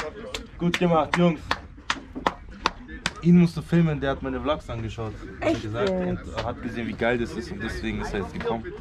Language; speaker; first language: German; native; German